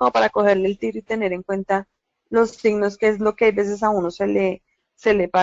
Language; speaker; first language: Spanish; native; Spanish